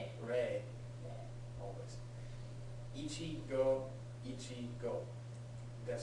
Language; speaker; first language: Japanese; non-native, learner; English